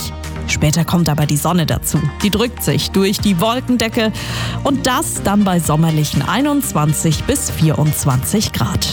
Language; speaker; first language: German; native; German